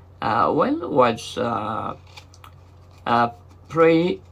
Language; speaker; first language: English; non-native, learner; Japanese